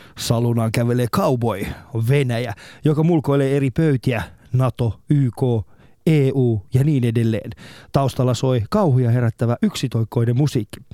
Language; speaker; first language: Finnish; early bilingual, other home language; Persian